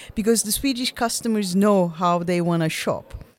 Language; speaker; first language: English; non-native, fluent; Turkish